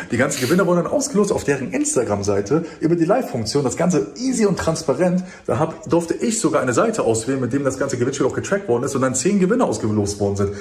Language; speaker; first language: German; early bilingual, other home language; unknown